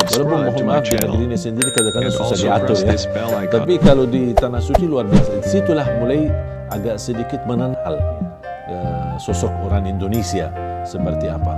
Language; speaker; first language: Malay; non-native, fluent; Arabic